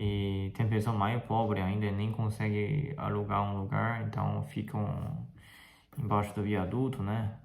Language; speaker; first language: Portuguese; non-native, fluent; Chinese